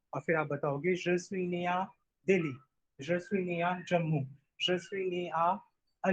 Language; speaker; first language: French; non-native, fluent; Hindi